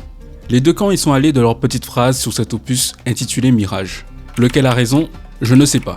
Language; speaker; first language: French; native; French